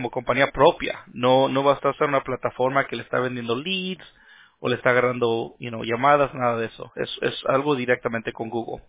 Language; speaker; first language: Spanish; early bilingual, heritage; Spanish